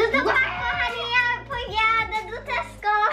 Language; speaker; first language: Polish; early bilingual, heritage; Polish